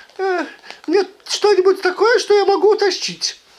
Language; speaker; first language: Russian; early bilingual, heritage; Russian